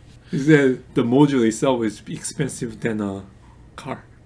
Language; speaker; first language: English; non-native, fluent; Korean